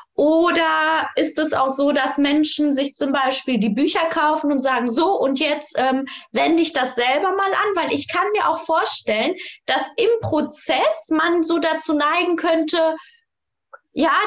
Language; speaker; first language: German; native; German